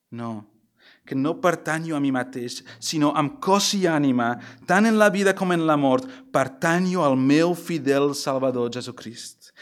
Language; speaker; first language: Catalan; non-native, local second language; Spanish